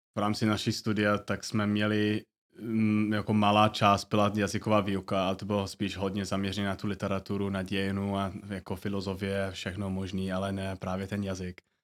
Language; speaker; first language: Czech; non-native, fluent; English